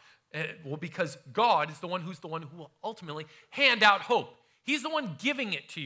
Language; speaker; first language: English; native; English